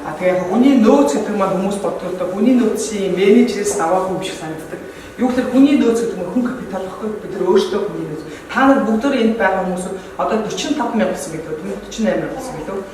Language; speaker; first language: Mongolian; native; Mongolian